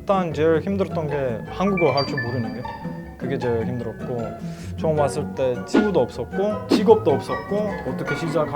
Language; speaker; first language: Korean; non-native, learner; Croatian